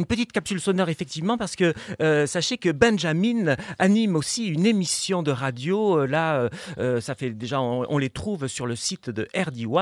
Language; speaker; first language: French; native; French